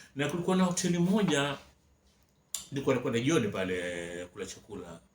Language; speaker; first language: Swahili; native; Swahili